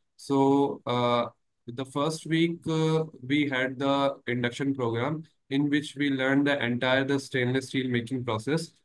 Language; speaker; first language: English; non-native, local second language; Hindi